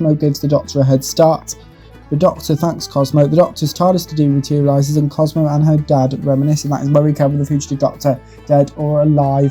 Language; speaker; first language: English; native; English